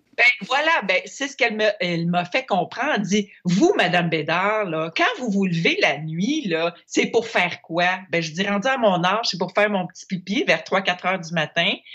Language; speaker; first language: French; native; French